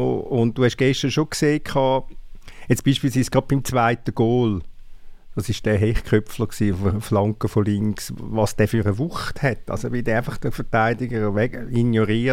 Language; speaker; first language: German; native; German